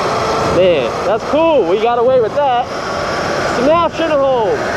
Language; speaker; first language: English; native; English